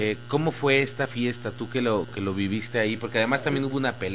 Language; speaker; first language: Spanish; native; Spanish